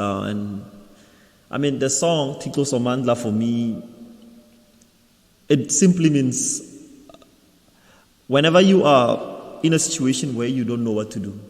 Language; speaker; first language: English; non-native, local second language; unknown